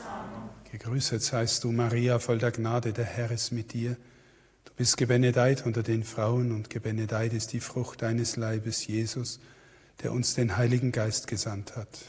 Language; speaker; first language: German; native; German